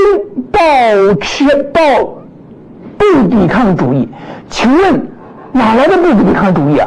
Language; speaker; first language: Chinese; native; Chinese